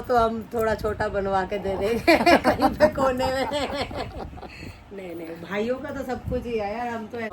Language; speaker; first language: Hindi; native; Hindi